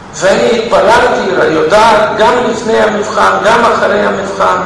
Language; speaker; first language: Hebrew; non-native, fluent; Russian